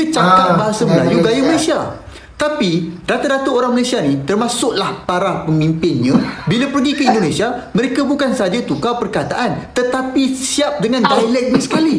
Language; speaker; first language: Malay; native; Malay